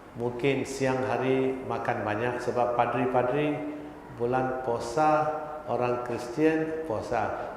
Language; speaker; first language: Malay; non-native, local second language; Tamil